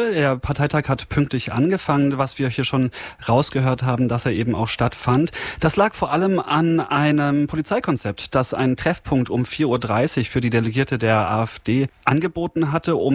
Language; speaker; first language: German; native; German